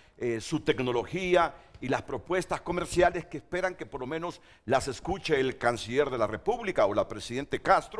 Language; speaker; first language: Spanish; native; Spanish